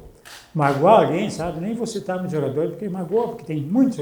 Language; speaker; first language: Portuguese; native; Portuguese